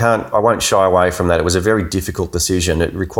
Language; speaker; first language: English; native; English